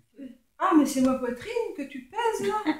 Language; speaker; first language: French; native; French